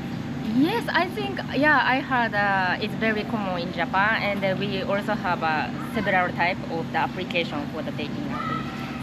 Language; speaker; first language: English; non-native, learner; Japanese